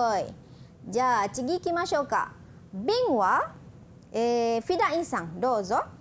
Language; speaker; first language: Japanese; non-native, fluent; Malay